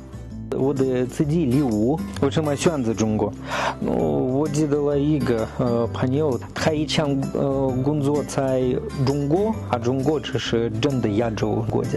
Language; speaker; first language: Chinese; non-native, learner; Russian